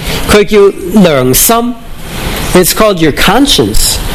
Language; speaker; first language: English; native; English